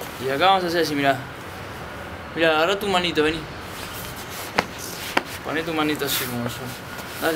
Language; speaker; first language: Spanish; native; Spanish